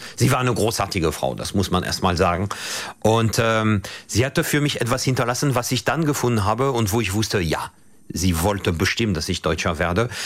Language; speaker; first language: German; non-native, fluent; French